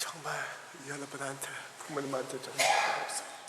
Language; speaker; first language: Korean; early bilingual, heritage; English